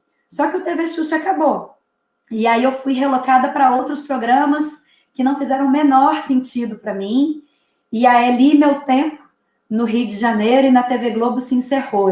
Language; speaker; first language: Portuguese; native; Portuguese